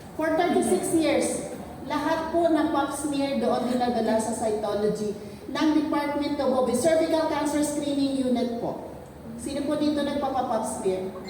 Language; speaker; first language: Filipino; non-native, local second language; Hiligaynon